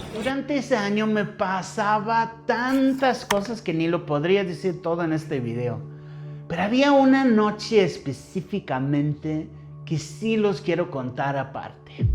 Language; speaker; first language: Spanish; non-native, fluent; English